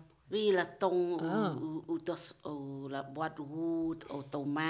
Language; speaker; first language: French; non-native, learner; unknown